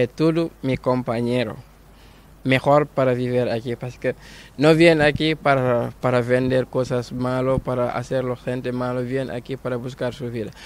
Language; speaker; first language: Spanish; non-native, learner; Wolof